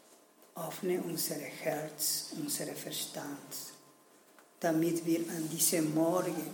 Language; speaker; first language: German; non-native, learner; Spanish